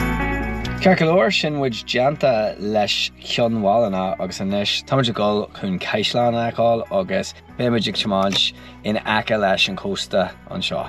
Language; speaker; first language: Irish; non-native, local second language; English